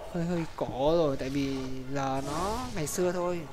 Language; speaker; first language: Vietnamese; native; Vietnamese